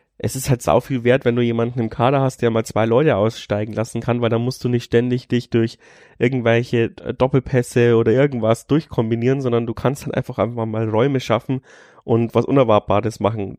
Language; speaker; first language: German; native; German